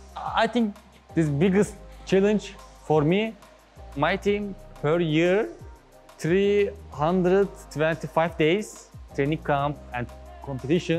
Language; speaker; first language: English; non-native, learner; Turkish